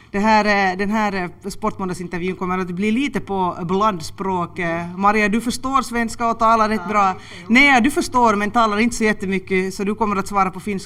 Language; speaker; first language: Swedish; native; Swedish